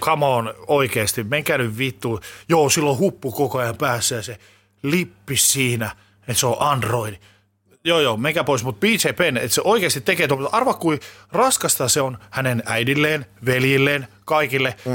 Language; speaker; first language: Finnish; native; Finnish